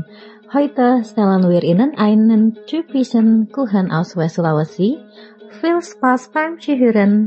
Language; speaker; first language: German; non-native, fluent; Indonesian